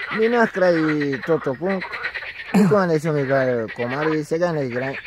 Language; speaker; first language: Bulgarian; non-native, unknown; Spanish